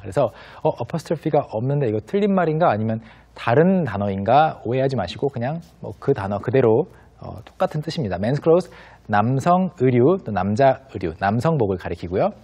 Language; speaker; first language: Korean; native; Korean